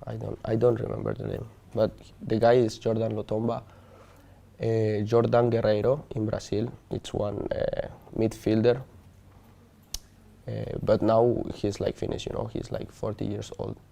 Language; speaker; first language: English; non-native, learner; Spanish